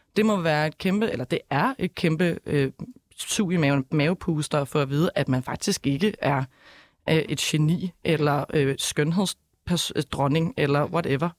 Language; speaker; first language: Danish; native; Danish